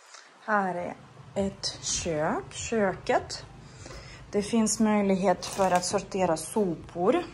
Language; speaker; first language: Swedish; non-native, fluent; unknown